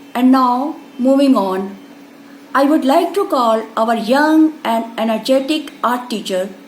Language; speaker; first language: English; non-native, local second language; Hindi